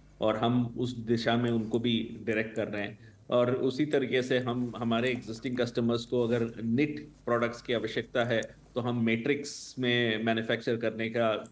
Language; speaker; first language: Hindi; non-native, local second language; Tamil